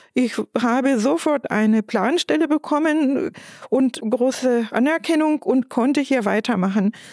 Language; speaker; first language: German; non-native, fluent; Turkish